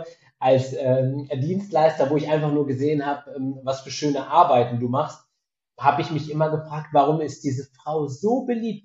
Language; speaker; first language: German; native; German